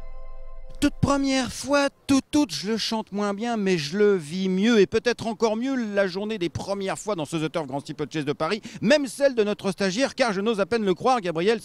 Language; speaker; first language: French; native; French